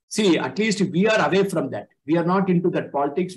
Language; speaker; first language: English; non-native, local second language; Tamil